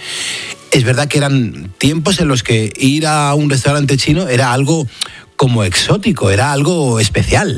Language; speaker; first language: Spanish; native; Spanish